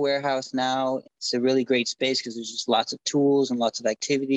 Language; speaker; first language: English; native; English